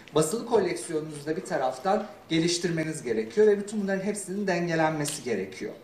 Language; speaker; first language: Turkish; native; Turkish